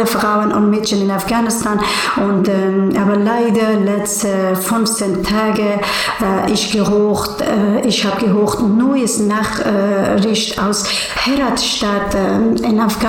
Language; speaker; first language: German; non-native, learner; Persian